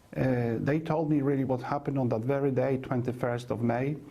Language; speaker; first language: English; non-native, fluent; Polish